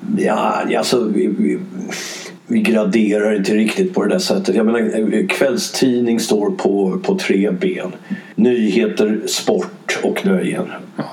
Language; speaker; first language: Swedish; early bilingual, other home language; English